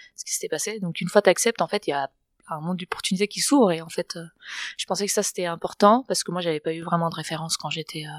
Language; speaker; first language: French; non-native, fluent; Spanish